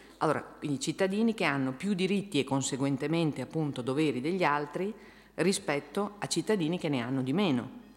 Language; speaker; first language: Italian; native; Italian